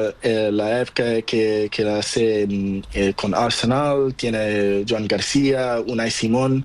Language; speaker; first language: Spanish; non-native, learner; Portuguese